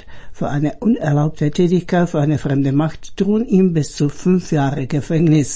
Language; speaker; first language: German; native; German